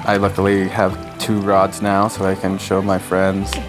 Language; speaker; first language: English; native; English